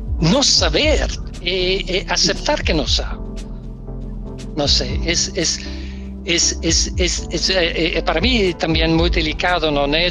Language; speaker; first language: Spanish; non-native, learner; Danish